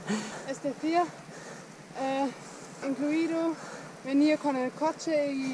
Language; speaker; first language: Spanish; non-native, learner; German